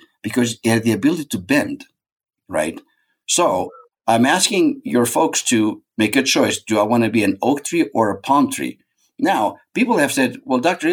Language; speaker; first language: English; non-native, fluent; Greek